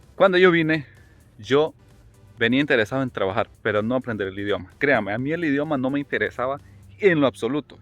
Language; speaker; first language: Spanish; native; Spanish